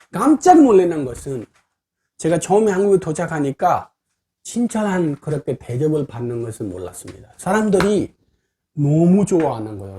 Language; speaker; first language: Korean; non-native, fluent; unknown